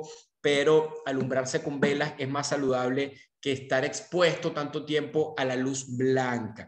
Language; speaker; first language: Spanish; native; Spanish